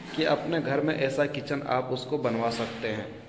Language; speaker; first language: Hindi; native; Hindi